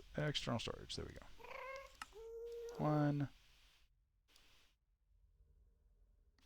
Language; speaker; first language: English; native; English